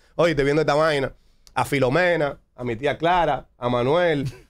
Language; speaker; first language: Spanish; native; Spanish